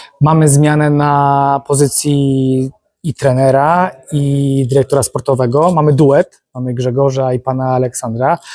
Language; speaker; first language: Polish; native; Polish